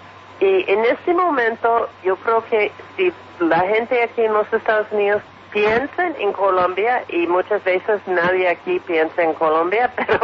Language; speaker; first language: Spanish; non-native, fluent; English